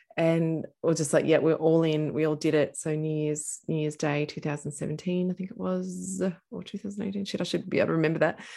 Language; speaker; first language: English; native; English